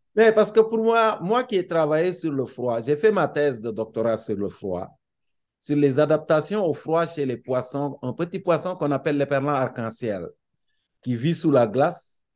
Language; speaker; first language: French; non-native, local second language; Serer